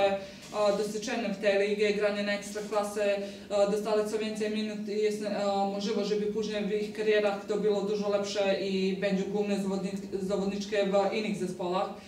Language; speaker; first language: Polish; non-native, fluent; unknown